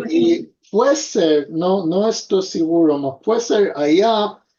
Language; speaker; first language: Spanish; early bilingual, heritage; Ladino